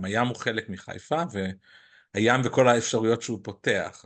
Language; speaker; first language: Hebrew; native; Hebrew